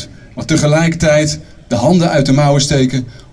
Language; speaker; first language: Dutch; native; Dutch